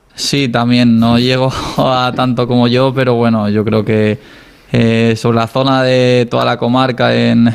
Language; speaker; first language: Spanish; native; Spanish